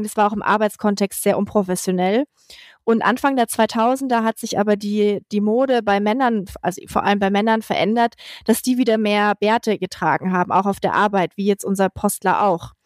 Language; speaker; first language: German; native; German